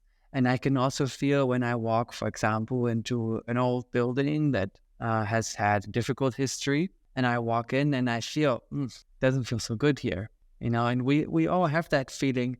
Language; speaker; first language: English; non-native, fluent; German